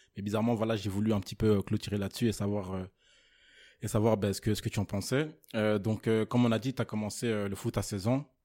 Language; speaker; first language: French; non-native, fluent; Portuguese